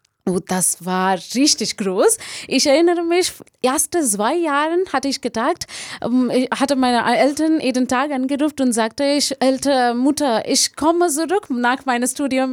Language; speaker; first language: German; non-native, learner; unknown